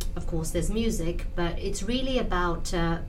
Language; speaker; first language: English; non-native, local second language; Punjabi